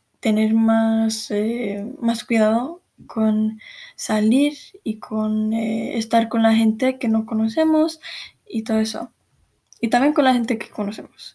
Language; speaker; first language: Spanish; early bilingual, heritage; Spanish